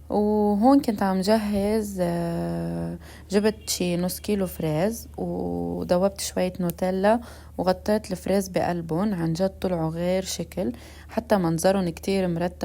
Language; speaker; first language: Arabic; native; Arabic